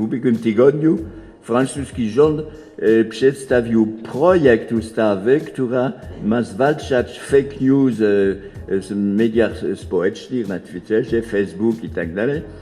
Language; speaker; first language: Polish; non-native, fluent; French